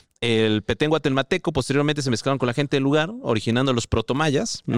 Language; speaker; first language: Spanish; native; Spanish